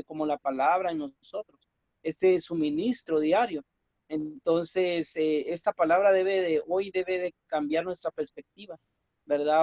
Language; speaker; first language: Spanish; native; Spanish